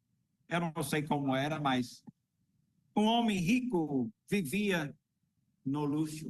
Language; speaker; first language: Portuguese; non-native, fluent; English